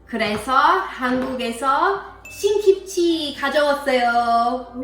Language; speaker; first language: Korean; non-native, fluent; English